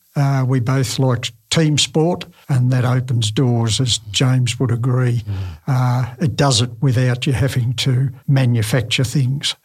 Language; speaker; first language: English; native; English